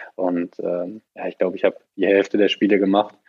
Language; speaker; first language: German; native; German